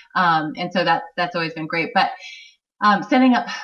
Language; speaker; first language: English; native; English